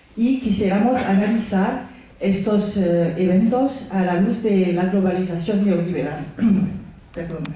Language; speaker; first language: Spanish; non-native, fluent; French